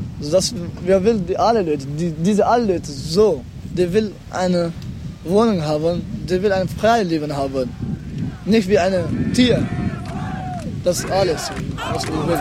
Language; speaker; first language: German; non-native, learner; Pashto